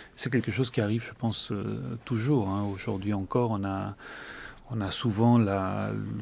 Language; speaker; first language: French; early bilingual, other home language; Spanish